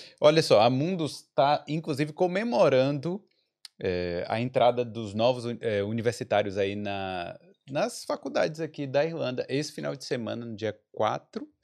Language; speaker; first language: Portuguese; native; Portuguese